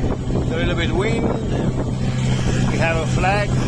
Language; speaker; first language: English; non-native, learner; Romanian